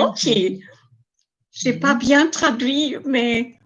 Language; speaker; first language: French; non-native, fluent; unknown